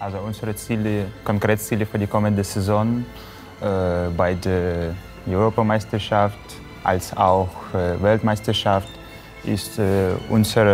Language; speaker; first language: German; non-native, learner; Russian